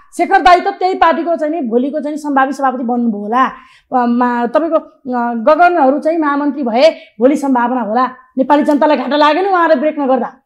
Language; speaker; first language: Nepali; native; Nepali